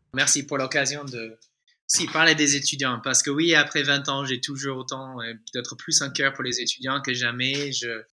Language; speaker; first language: French; non-native, fluent; English